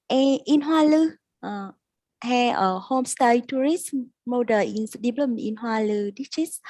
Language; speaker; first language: English; non-native, learner; Vietnamese